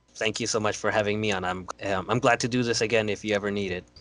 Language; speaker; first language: English; non-native, fluent; Spanish